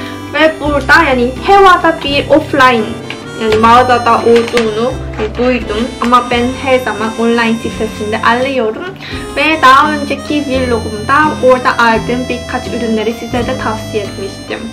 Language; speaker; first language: Turkish; non-native, fluent; Korean